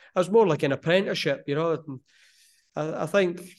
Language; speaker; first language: English; native; English